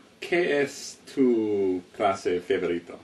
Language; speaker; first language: Spanish; non-native, learner; English